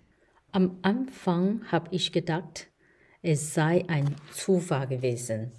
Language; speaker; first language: German; non-native, fluent; Chinese